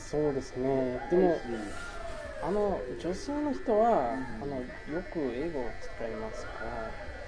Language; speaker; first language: Japanese; non-native, learner; English